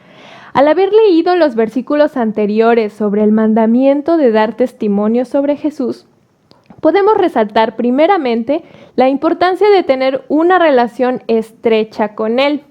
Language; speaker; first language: Spanish; native; Spanish